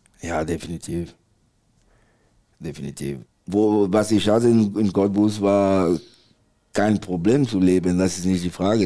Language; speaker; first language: German; non-native, fluent; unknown